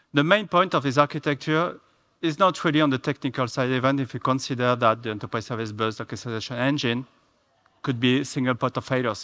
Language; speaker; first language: English; non-native, fluent; French